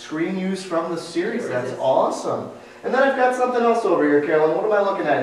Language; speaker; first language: English; native; English